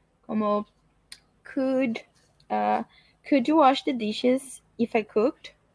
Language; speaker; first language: English; non-native, fluent; Portuguese